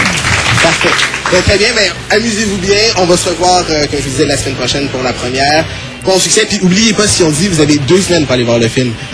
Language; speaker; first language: French; native; French